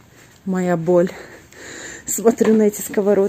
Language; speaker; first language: Russian; native; Russian